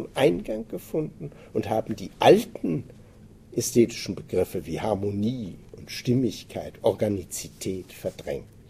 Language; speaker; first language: German; native; German